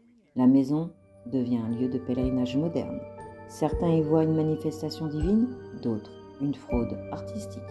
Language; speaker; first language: French; native; French